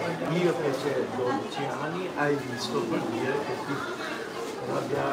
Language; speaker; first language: Italian; non-native, learner; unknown